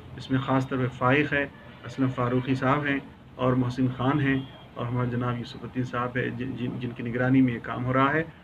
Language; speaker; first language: Urdu; native; Urdu